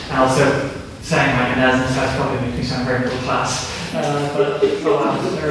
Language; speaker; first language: English; native; English